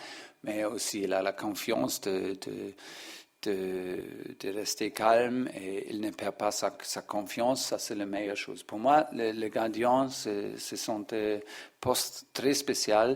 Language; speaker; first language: French; non-native, learner; German